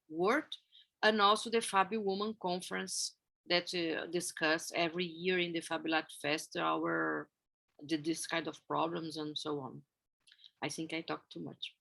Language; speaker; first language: English; non-native, fluent; Portuguese